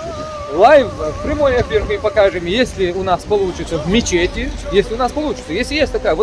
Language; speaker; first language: Russian; non-native, local second language; Chechen